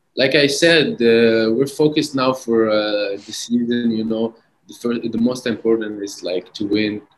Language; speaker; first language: English; early bilingual, other home language; Arabic